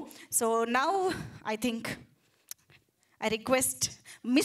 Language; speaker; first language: Telugu; native; Telugu